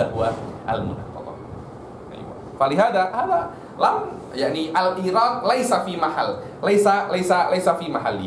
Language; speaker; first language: Arabic; non-native, fluent; Indonesian